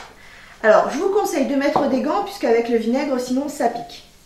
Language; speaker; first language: French; native; French